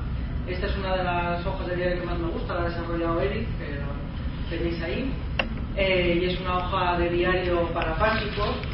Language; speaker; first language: Spanish; native; Spanish